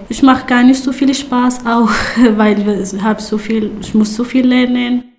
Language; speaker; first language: German; non-native, learner; Arabic